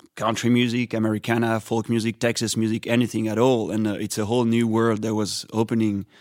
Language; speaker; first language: English; non-native, fluent; French